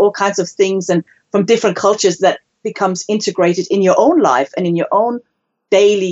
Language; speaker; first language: English; non-native, fluent; Danish